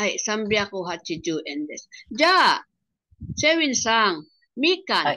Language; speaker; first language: Japanese; non-native, fluent; Filipino